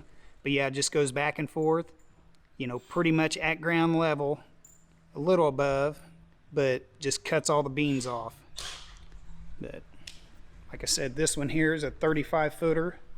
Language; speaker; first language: English; native; English